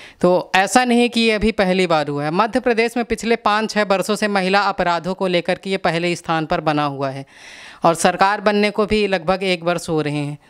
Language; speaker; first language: Hindi; native; Hindi